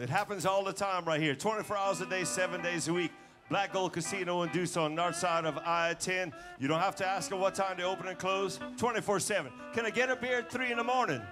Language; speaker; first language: English; native; English